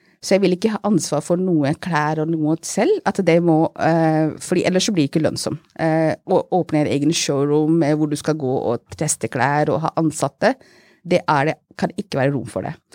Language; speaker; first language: Norwegian; non-native, fluent; Hindi